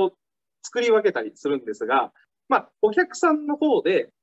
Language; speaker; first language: Japanese; native; Japanese